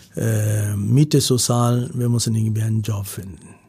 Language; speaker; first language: German; non-native, learner; Punjabi